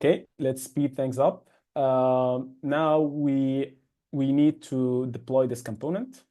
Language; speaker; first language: English; non-native, fluent; Arabic